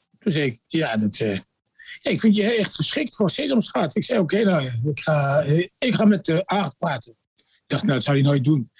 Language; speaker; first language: Dutch; non-native, fluent; Arabic